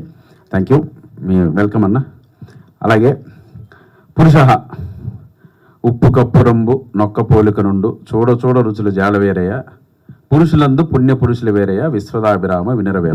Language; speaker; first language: Telugu; native; Telugu